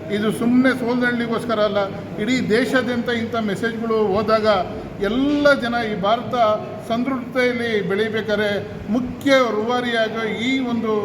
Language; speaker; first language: Kannada; native; Kannada